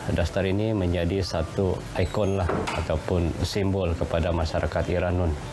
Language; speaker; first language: Malay; non-native, local second language; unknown